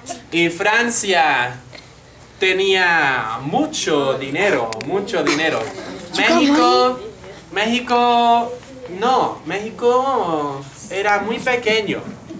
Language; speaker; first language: Spanish; non-native, fluent; English